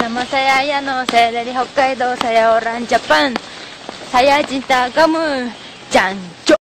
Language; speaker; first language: Indonesian; non-native, learner; Japanese